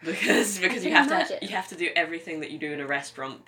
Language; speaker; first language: English; native; English